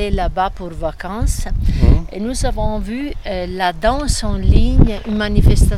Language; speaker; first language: French; non-native, learner; Italian